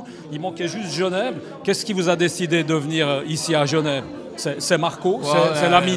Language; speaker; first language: French; native; French